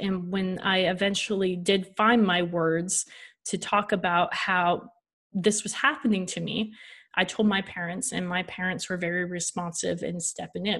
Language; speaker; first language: English; native; English